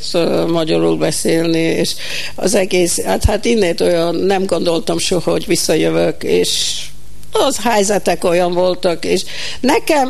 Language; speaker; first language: Hungarian; early bilingual, heritage; Hungarian